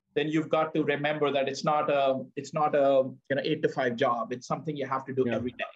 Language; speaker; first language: English; non-native, local second language; Punjabi